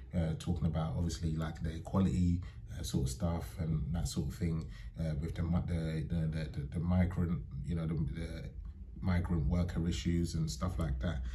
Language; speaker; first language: English; native; English